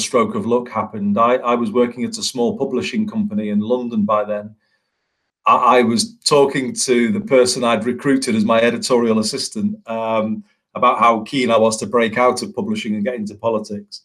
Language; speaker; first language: English; native; English